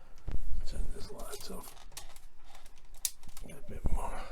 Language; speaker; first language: English; native; English